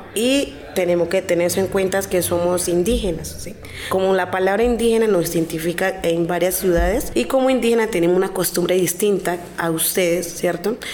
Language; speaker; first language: Spanish; non-native, local second language; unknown